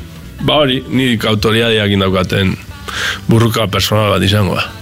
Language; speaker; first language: Basque; native; Basque